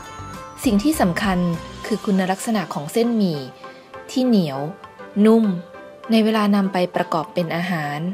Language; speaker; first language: Thai; native; Thai